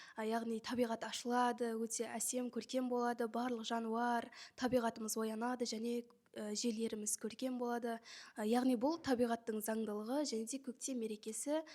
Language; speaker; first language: Kazakh; native; Kazakh